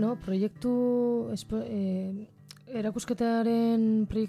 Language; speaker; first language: Basque; non-native, local second language; Spanish